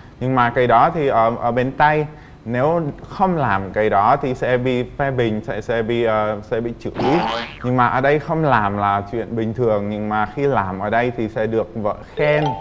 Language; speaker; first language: Vietnamese; non-native, fluent; Czech